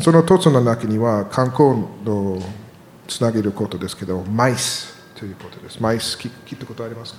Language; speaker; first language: Japanese; non-native, learner; English